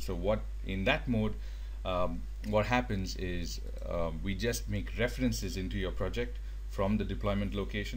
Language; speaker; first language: English; native; English